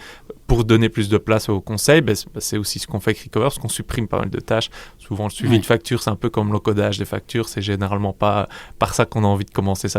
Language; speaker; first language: French; native; French